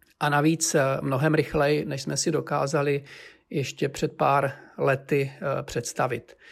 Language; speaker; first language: Czech; native; Czech